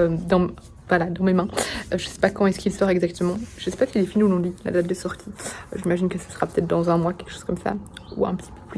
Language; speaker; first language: French; native; French